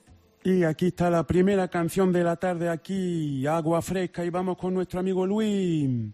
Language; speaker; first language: Spanish; native; Spanish